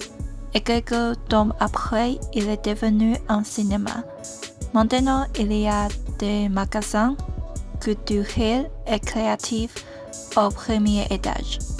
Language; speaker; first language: French; non-native, learner; Chinese